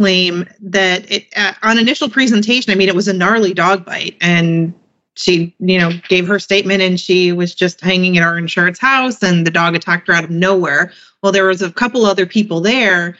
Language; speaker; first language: English; native; English